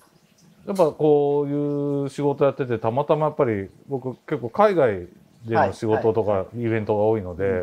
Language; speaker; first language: Japanese; native; Japanese